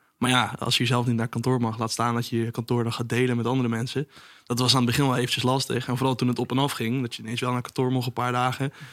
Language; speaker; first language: Dutch; native; Dutch